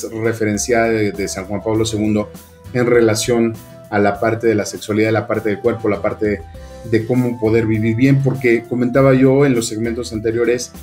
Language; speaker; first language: Spanish; native; Spanish